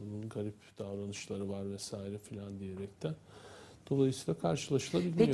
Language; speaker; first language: Turkish; native; Turkish